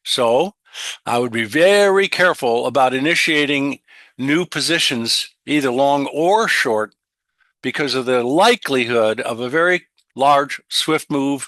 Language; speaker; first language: English; native; English